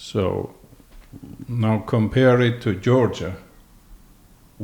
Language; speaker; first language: English; non-native, fluent; Georgian